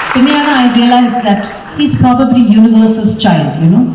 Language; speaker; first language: English; non-native, local second language; Malayalam